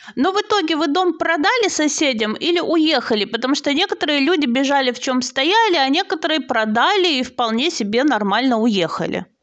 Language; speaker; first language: Russian; native; Russian